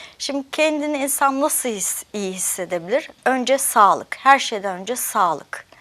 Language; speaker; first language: Turkish; early bilingual, heritage; Turkish